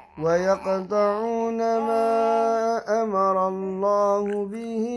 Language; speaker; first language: Arabic; non-native, learner; Indonesian